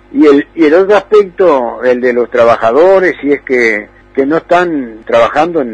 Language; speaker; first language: Spanish; native; Spanish